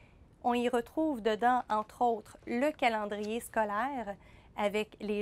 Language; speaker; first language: French; native; French